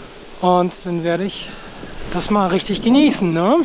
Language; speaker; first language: German; native; German